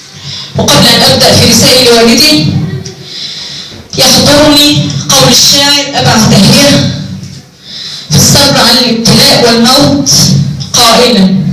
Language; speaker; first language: Arabic; native; Arabic